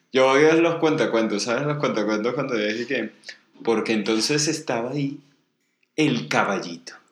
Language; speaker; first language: Spanish; native; Spanish